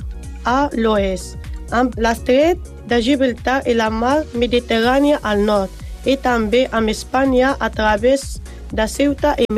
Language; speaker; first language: Catalan; non-native, learner; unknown